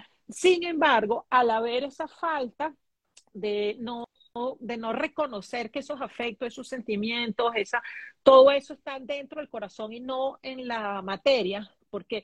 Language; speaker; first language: Spanish; native; Spanish